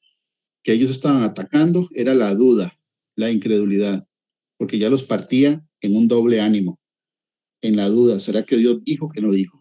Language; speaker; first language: Spanish; native; Spanish